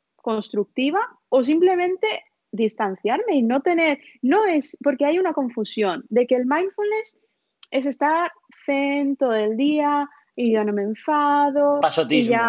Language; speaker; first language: Spanish; early bilingual, other home language; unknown